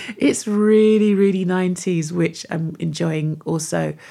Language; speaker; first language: English; native; English